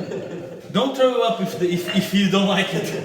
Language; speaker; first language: English; non-native, learner; Portuguese